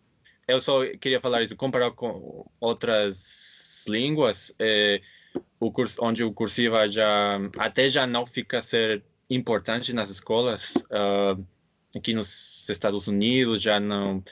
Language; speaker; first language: Portuguese; non-native, fluent; English